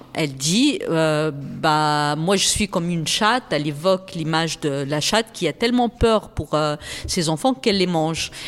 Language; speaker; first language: French; non-native, local second language; Arabic